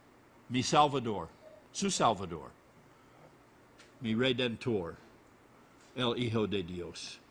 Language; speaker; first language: Spanish; non-native, learner; English